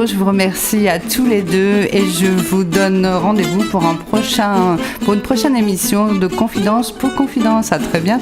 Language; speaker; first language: French; native; French